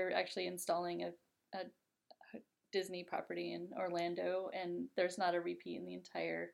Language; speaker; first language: English; native; English